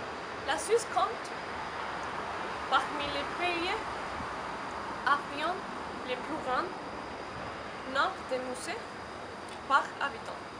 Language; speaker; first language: French; non-native, learner; Spanish